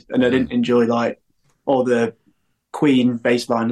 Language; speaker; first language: English; native; English